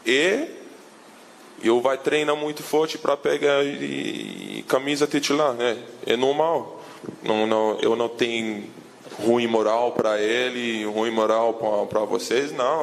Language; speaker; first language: Portuguese; non-native, learner; English